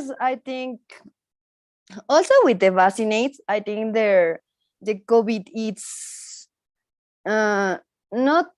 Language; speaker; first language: English; non-native, learner; Spanish